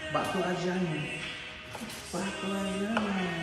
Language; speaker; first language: Russian; non-native, learner; Turkmen